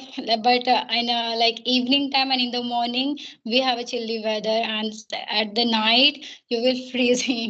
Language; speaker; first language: English; non-native, learner; Hindi